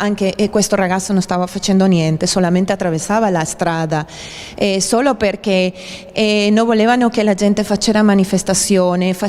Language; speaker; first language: Italian; non-native, fluent; Spanish